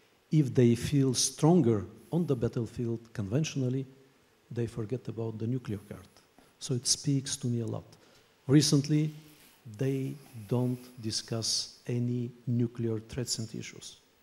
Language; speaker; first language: English; non-native, fluent; Bulgarian